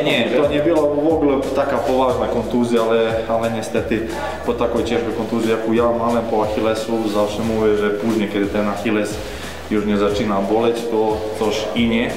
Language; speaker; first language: Polish; non-native, fluent; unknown